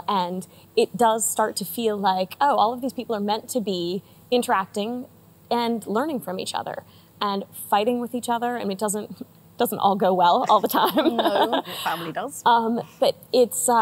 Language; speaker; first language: English; native; English